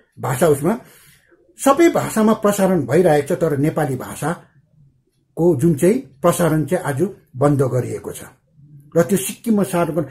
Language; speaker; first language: Nepali; native; Nepali